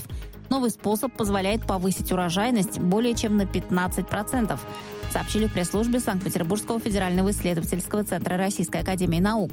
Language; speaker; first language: Russian; native; Russian